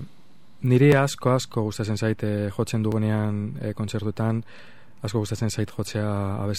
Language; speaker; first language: Basque; non-native, local second language; Spanish